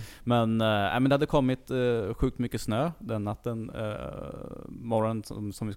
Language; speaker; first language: Swedish; native; Swedish